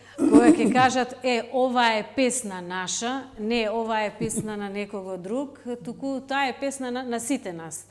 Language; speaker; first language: Macedonian; non-native, local second language; Bosnian